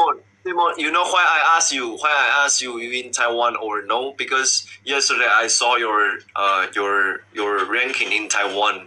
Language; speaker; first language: English; non-native, learner; Chinese